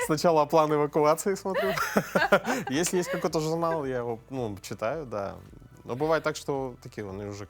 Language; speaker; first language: Russian; native; Russian